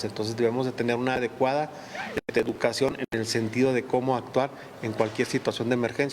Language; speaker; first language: Spanish; native; Spanish